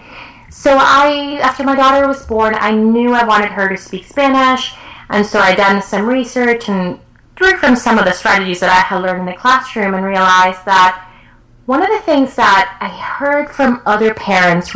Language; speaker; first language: English; early bilingual, other home language; Spanish